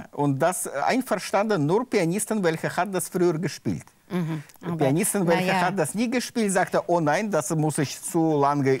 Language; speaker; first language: German; non-native, learner; Russian